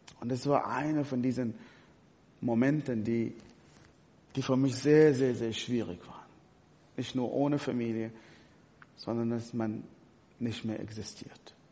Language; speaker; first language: German; non-native, fluent; Arabic